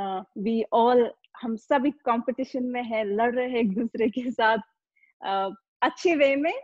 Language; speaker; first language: Hindi; non-native, fluent; Pashto